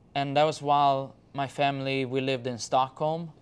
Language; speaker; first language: English; non-native, fluent; Swedish